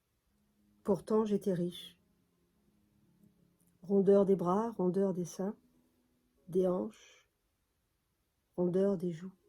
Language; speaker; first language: French; native; French